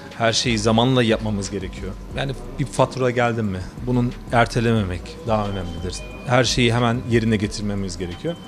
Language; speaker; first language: Turkish; early bilingual, heritage; Turkish